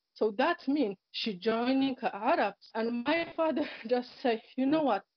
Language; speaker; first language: English; non-native, learner; Polish